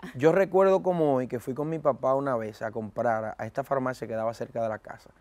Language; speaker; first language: Spanish; native; Spanish